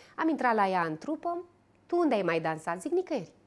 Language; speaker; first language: Romanian; native; Romanian